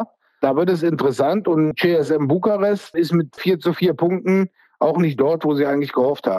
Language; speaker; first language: German; native; German